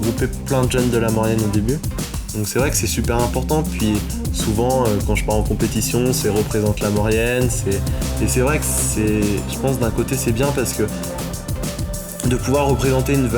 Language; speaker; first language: French; native; French